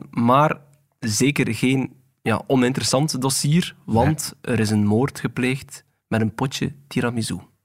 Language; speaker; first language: Dutch; native; Dutch